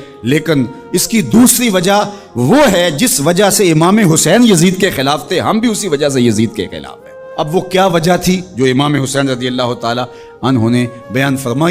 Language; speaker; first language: Urdu; native; Urdu